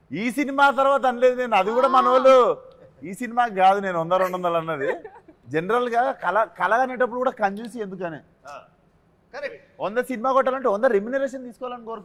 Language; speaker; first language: Telugu; native; Telugu